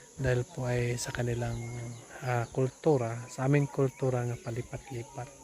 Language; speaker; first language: Filipino; non-native, local second language; Cebuano